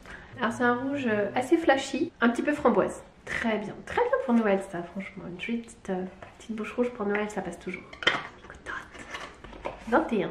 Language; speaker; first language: French; native; French